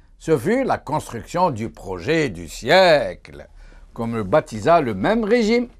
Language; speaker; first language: French; non-native, local second language; Arabic